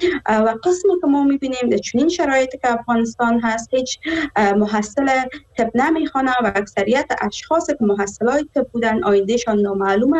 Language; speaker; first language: Persian; native; Persian